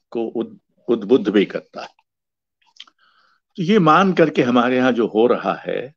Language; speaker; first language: Hindi; native; Hindi